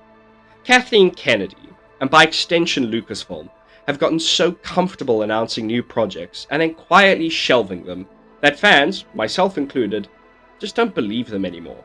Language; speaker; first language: English; native; English